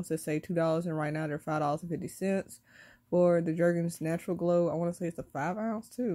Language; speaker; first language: English; native; English